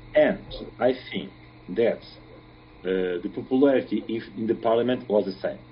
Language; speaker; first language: English; non-native, fluent; Portuguese